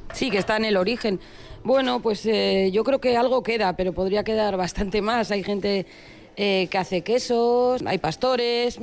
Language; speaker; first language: Spanish; native; Spanish